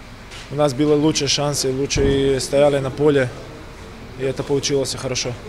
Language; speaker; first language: Russian; non-native, learner; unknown